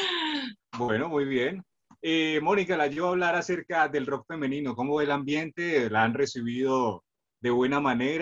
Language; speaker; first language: Spanish; native; Spanish